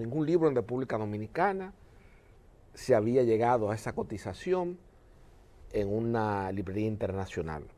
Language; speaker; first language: Spanish; native; Spanish